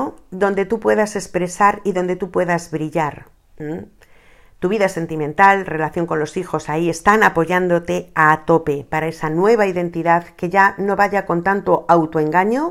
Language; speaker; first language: Spanish; native; Spanish